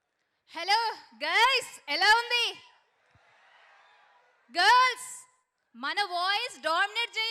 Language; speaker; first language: Telugu; native; Telugu